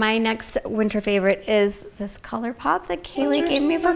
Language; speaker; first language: English; native; English